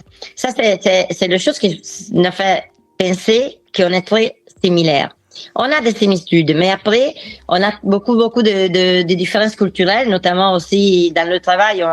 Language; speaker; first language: French; non-native, fluent; Italian